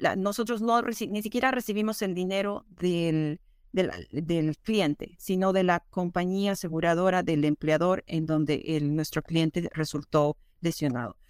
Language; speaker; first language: Spanish; native; Spanish